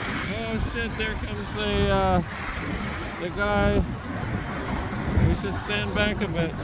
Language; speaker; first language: English; native; English